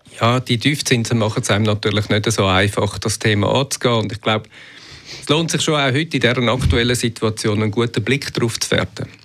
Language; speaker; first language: German; native; German